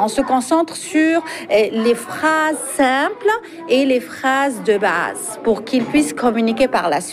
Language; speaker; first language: French; non-native, local second language; Arabic